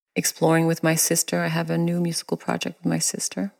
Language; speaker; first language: English; non-native, fluent; Danish